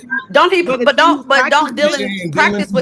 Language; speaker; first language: English; native; English